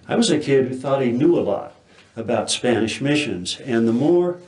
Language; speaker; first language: English; native; English